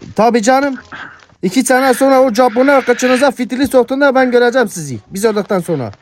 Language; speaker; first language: Turkish; native; Turkish